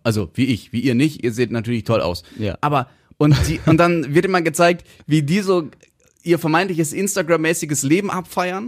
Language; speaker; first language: German; native; German